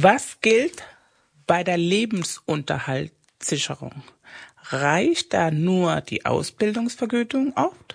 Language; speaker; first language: German; non-native, fluent; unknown